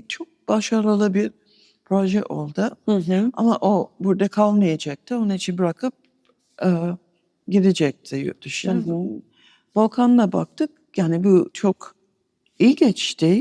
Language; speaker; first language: Turkish; non-native, fluent; English